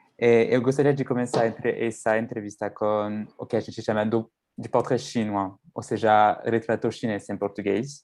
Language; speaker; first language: Portuguese; non-native, fluent; French